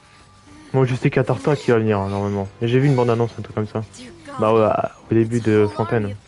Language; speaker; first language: French; native; French